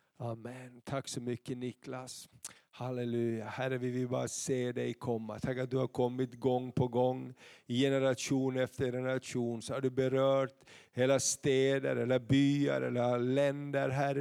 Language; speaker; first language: Swedish; native; Swedish